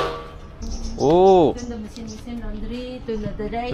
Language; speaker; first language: English; non-native, learner; Malay